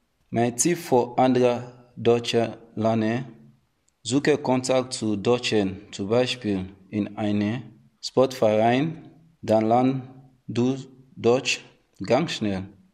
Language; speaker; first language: German; non-native, learner; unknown